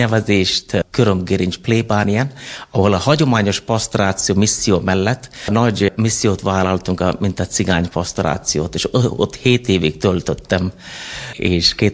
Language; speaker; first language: Hungarian; non-native, fluent; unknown